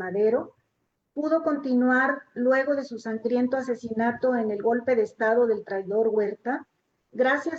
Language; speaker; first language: Spanish; native; Spanish